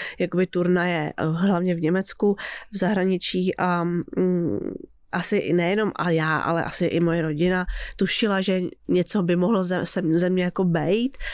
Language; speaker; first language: Czech; native; Czech